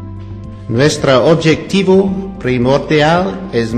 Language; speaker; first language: Spanish; non-native, learner; English